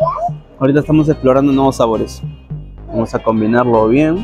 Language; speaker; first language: Spanish; native; Spanish